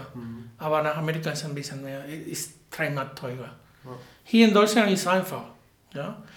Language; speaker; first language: German; non-native, learner; Spanish